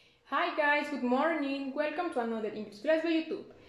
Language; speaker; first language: English; non-native, fluent; Spanish